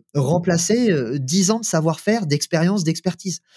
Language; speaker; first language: French; native; French